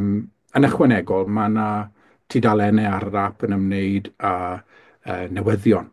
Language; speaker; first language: Welsh; native; Welsh